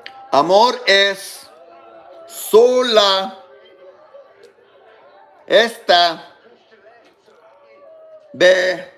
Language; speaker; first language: Spanish; non-native, learner; English